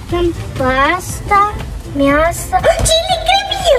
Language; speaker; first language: Russian; early bilingual, heritage; Russian